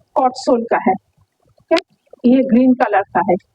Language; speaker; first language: Hindi; non-native, local second language; Bangla